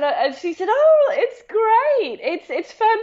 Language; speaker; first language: English; native; English